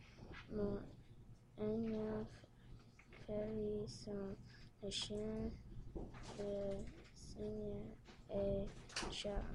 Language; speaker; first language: French; non-native, learner; English